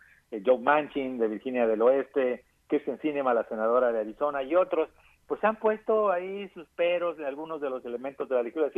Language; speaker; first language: Spanish; native; Spanish